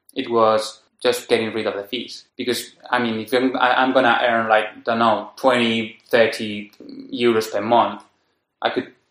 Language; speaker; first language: English; non-native, fluent; Spanish